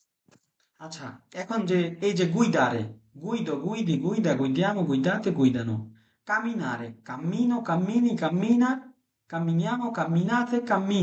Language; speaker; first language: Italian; non-native, fluent; Bangla